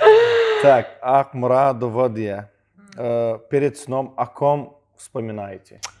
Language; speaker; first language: Russian; non-native, local second language; Turkmen